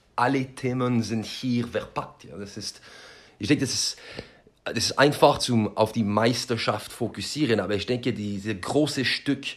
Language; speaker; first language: German; non-native, learner; French